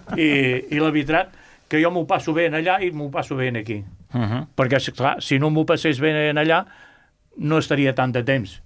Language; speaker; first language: Catalan; non-native, local second language; Spanish